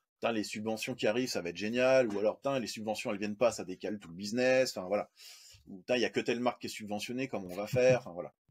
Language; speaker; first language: French; native; French